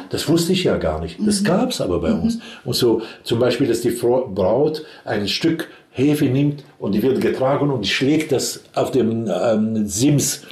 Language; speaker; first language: German; non-native, fluent; Arabic